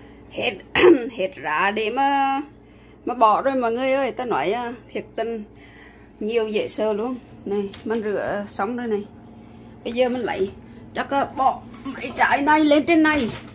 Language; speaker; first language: Vietnamese; native; Vietnamese